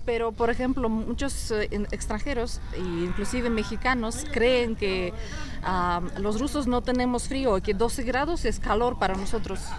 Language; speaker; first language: Spanish; non-native, fluent; Russian